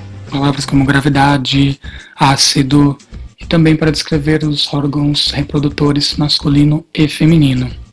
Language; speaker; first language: Portuguese; native; Portuguese